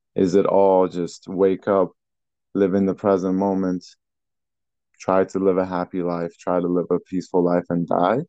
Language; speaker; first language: English; early bilingual, other home language; Persian